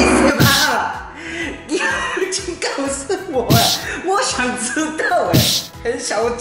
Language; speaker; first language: Chinese; non-native, fluent; Japanese